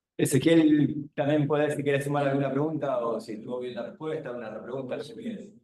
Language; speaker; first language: Spanish; native; Spanish